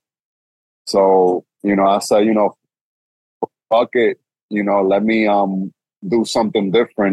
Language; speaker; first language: English; early bilingual, other home language; Spanish